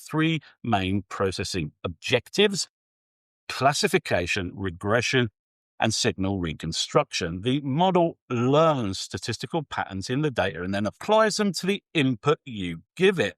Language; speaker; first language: English; native; English